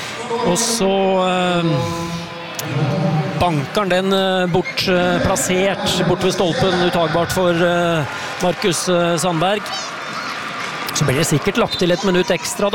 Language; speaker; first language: Norwegian; native; Norwegian